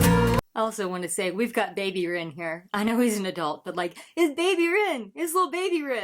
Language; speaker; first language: English; native; English